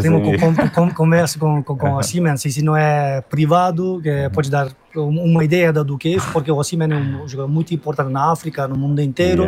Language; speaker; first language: Portuguese; non-native, learner; Turkish